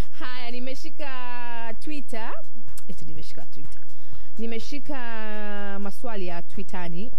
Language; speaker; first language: Swahili; native; Swahili